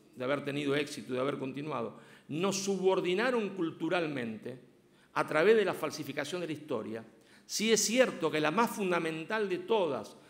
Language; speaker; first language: Spanish; native; Spanish